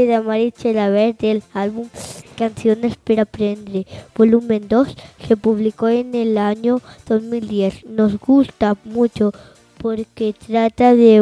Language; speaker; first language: Spanish; non-native, local second language; Catalan